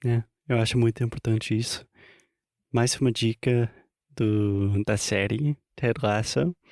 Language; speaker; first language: Portuguese; non-native, fluent; English